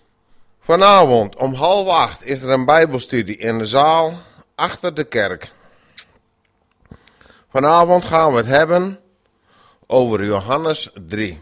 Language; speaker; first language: Dutch; native; Dutch